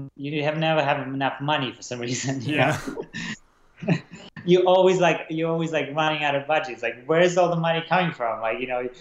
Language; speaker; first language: English; non-native, fluent; Russian